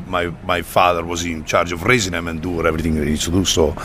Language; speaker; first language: English; non-native, fluent; Italian